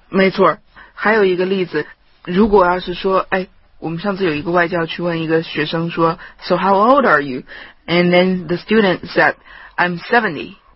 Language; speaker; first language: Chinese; native; Chinese